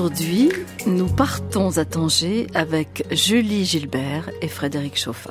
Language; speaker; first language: French; native; French